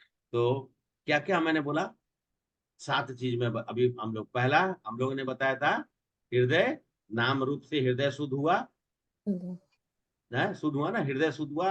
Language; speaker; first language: Hindi; native; Hindi